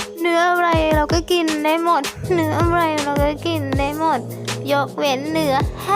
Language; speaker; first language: Thai; native; Thai